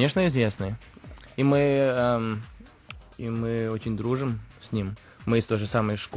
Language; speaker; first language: Russian; early bilingual, heritage; Russian